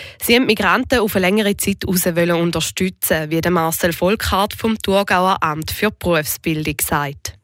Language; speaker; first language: German; native; German